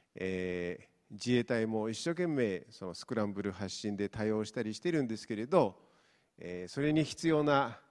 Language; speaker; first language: Japanese; non-native, fluent; Mongolian